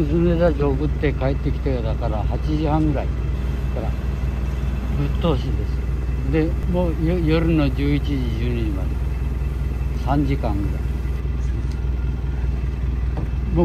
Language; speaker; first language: Japanese; native; Japanese